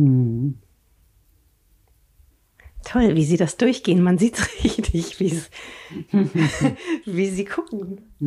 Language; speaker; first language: German; native; German